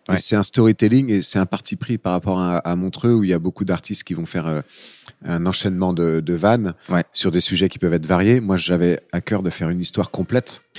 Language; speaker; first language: French; native; French